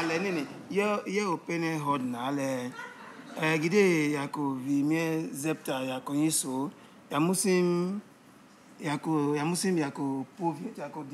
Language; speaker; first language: Czech; non-native, learner; English